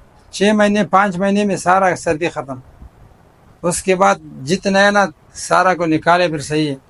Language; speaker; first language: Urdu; non-native, fluent; Pashto